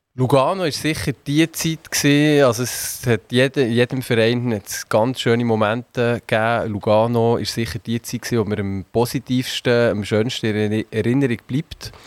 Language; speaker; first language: German; native; German